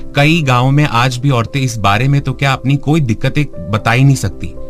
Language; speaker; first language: Hindi; native; Hindi